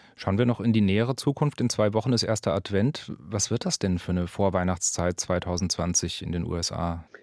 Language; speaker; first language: German; native; German